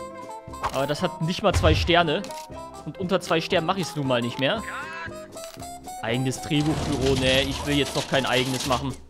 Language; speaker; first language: German; native; German